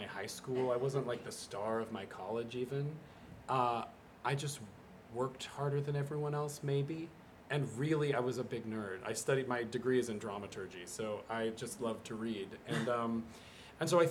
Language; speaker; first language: English; native; English